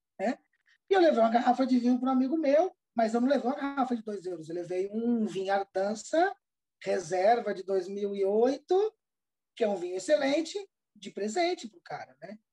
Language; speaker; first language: Portuguese; native; Portuguese